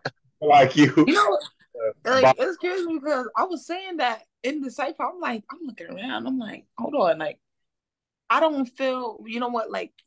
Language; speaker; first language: English; native; English